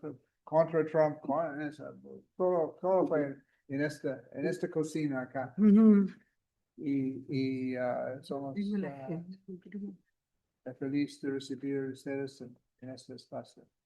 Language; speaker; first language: Spanish; non-native, fluent; English